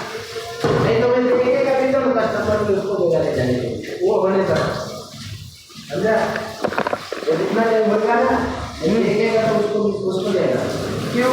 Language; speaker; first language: Hindi; non-native, learner; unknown